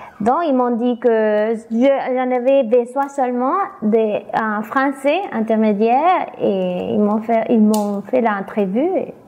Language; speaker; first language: French; non-native, fluent; Spanish